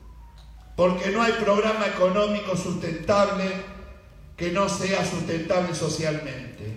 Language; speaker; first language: Spanish; native; Spanish